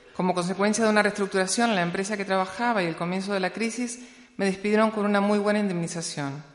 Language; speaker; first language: Spanish; native; Spanish